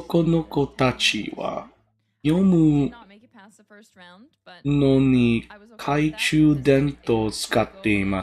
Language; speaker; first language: Japanese; non-native, learner; English